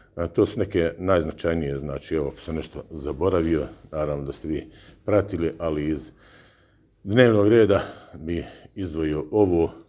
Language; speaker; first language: Bosnian; native; Bosnian